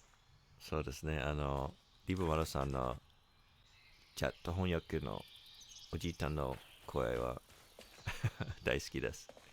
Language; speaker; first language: Japanese; non-native, learner; English